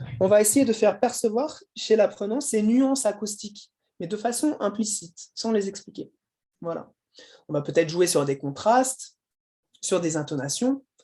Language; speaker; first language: French; native; French